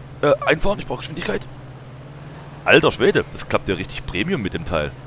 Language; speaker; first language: German; native; German